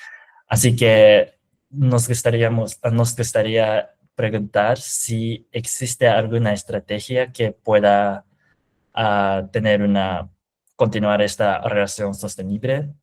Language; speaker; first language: Spanish; non-native, fluent; Japanese